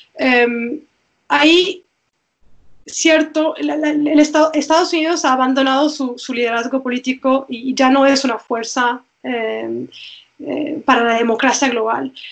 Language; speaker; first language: Spanish; non-native, fluent; Turkish